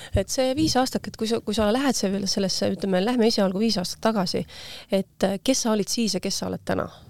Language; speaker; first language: Estonian; native; Estonian